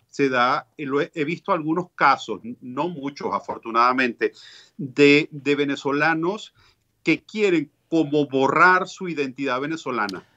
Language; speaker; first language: Spanish; native; Spanish